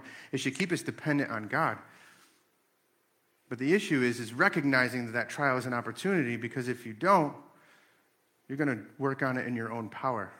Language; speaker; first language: English; native; English